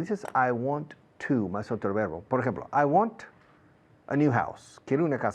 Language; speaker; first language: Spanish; non-native, fluent; English